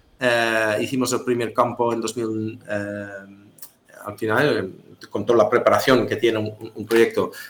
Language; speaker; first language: Spanish; non-native, fluent; Dutch